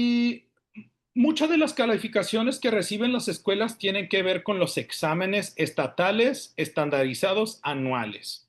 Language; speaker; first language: Spanish; early bilingual, heritage; Spanish